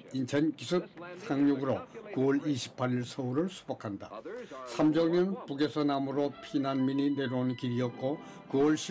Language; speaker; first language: Korean; native; Korean